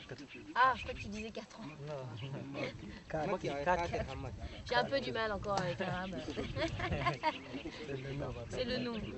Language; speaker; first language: French; native; French